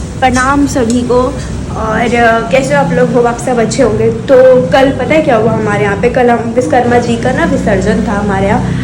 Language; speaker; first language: Hindi; non-native, local second language; Maithili